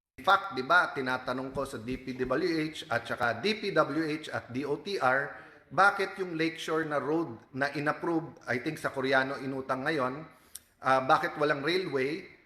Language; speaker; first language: Filipino; native; Filipino